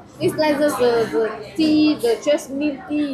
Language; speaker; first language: English; non-native, learner; Vietnamese